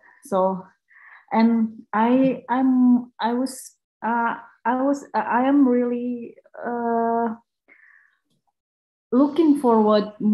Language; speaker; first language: English; non-native, fluent; Indonesian